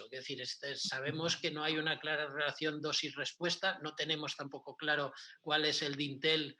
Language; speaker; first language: Spanish; native; Spanish